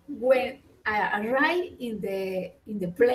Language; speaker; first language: English; non-native, learner; Spanish